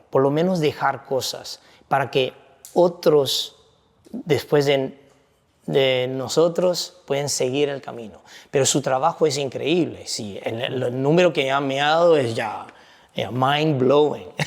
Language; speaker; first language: Spanish; non-native, fluent; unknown